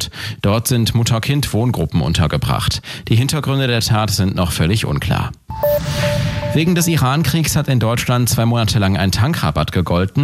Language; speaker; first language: German; native; German